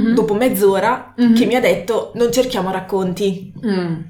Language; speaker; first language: Italian; native; Italian